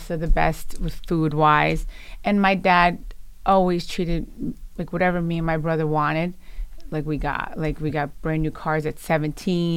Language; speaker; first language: English; early bilingual, other home language; Italian